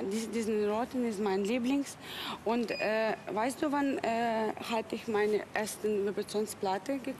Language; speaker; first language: German; non-native, learner; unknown